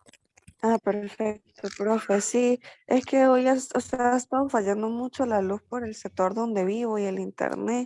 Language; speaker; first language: Spanish; native; Spanish